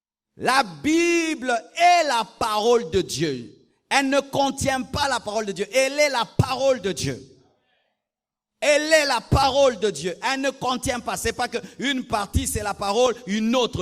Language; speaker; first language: French; non-native, local second language; Lingala